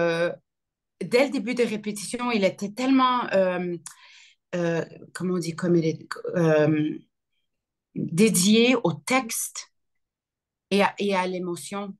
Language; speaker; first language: French; early bilingual, other home language; Arabic